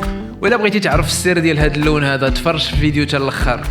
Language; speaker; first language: Arabic; native; Arabic